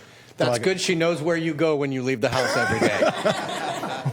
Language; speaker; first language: English; native; English